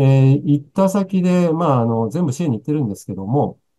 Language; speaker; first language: Japanese; native; Japanese